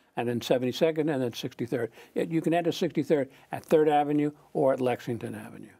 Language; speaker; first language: English; native; English